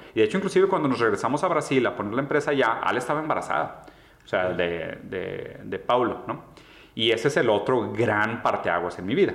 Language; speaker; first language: Spanish; early bilingual, other home language; Portuguese